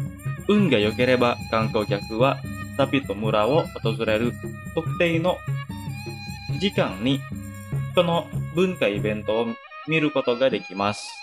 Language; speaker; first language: Japanese; non-native, fluent; Indonesian